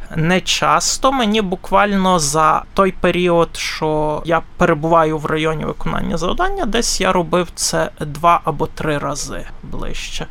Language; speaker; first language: Ukrainian; native; Ukrainian